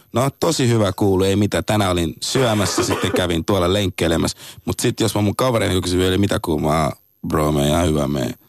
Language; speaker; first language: Finnish; non-native, fluent; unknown